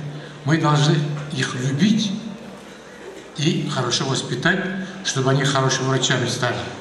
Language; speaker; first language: Russian; non-native, local second language; Kazakh